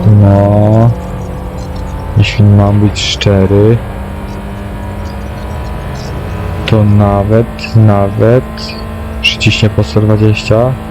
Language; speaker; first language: Polish; native; Polish